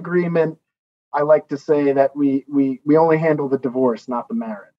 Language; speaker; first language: English; native; English